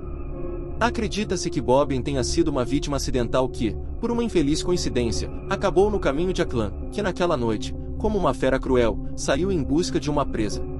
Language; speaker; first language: Portuguese; native; Portuguese